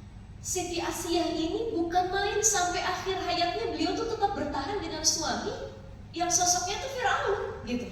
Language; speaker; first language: Indonesian; native; Indonesian